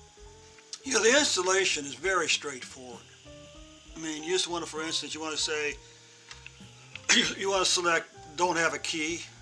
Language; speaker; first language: English; native; English